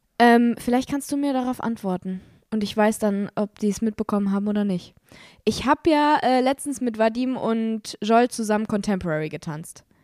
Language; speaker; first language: German; native; German